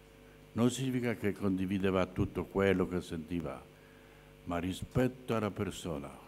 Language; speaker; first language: Italian; non-native, fluent; Polish